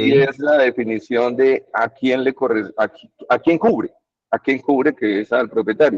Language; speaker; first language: Spanish; native; Spanish